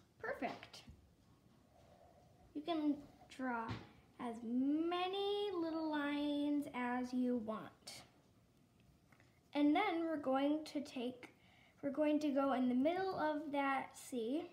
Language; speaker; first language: English; native; English